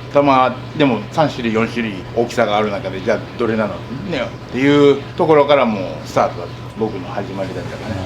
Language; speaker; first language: Japanese; native; Japanese